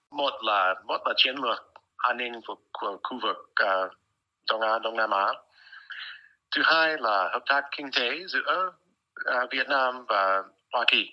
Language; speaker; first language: Vietnamese; non-native, fluent; English